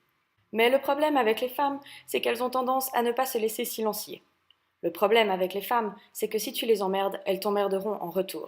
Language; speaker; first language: French; native; French